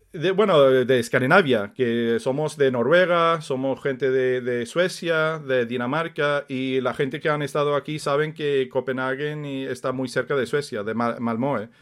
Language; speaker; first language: Spanish; early bilingual, other home language; Swedish